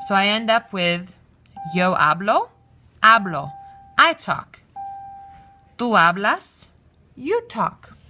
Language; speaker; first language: Spanish; non-native, fluent; English